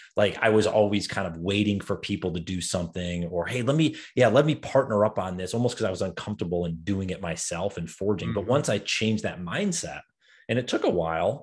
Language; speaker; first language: English; native; English